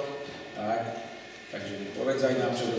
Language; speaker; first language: Slovak; native; Slovak